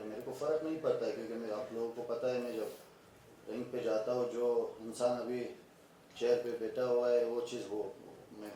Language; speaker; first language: Hindi; non-native, fluent; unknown